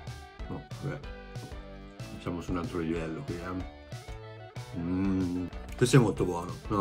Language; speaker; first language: Italian; native; Italian